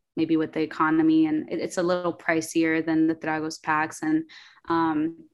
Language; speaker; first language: English; early bilingual, other home language; Spanish